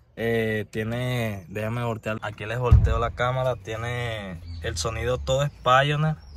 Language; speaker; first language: Spanish; native; Spanish